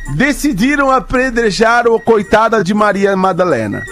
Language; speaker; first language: Portuguese; native; Portuguese